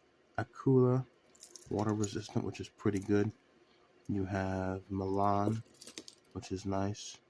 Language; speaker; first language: English; native; English